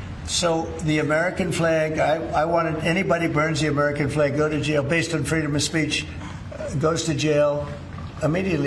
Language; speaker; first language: English; native; English